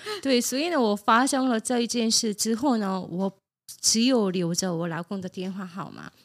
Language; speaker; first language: Chinese; non-native, fluent; Korean